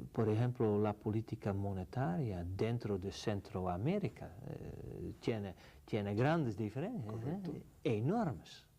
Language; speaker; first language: Spanish; non-native, fluent; Dutch